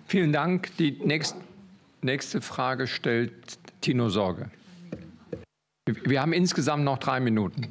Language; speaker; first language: German; native; German